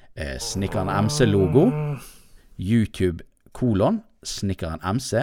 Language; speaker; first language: Norwegian; native; Norwegian